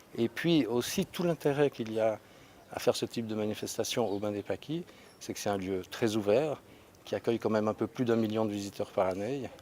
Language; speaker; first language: French; native; French